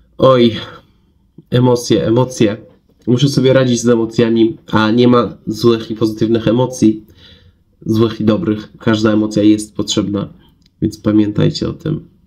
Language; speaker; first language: Polish; non-native, fluent; Persian